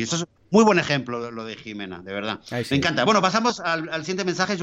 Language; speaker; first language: Spanish; native; Spanish